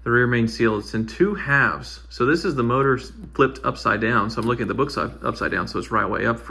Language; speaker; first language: English; native; English